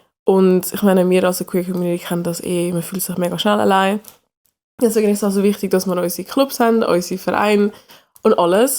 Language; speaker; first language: German; early bilingual, other home language; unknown